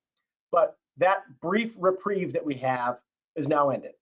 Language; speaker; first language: English; native; English